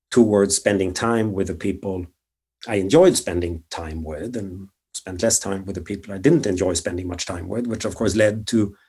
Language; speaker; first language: English; non-native, fluent; Swedish